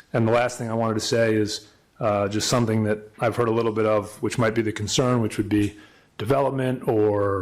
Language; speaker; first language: English; native; English